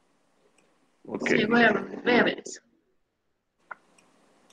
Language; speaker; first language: Spanish; native; Spanish